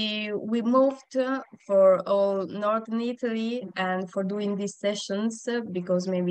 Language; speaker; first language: English; non-native, learner; Italian